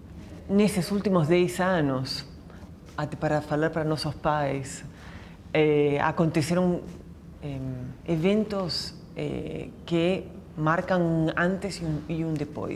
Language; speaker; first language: Spanish; non-native, learner; Portuguese